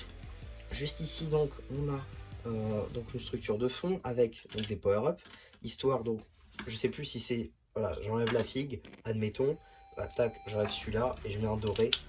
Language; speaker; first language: French; native; French